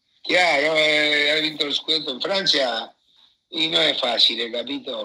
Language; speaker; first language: Italian; non-native, fluent; Spanish